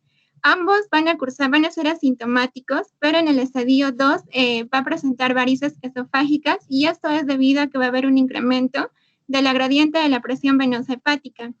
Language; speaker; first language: Spanish; native; Spanish